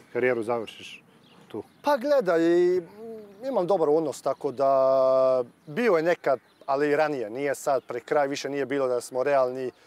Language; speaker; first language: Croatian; early bilingual, heritage; Serbian